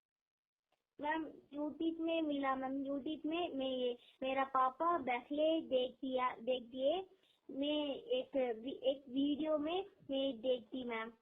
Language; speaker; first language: Hindi; non-native, learner; Tamil